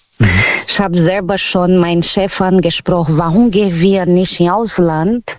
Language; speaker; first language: German; non-native, learner; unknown